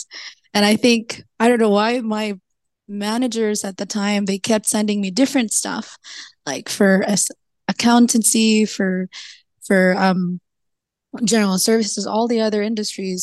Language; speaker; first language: English; non-native, local second language; Cebuano